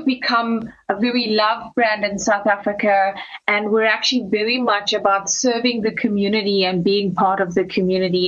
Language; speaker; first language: English; native; English